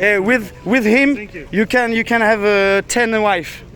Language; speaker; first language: English; non-native, learner; French